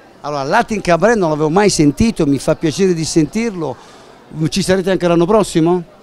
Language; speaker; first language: Italian; native; Italian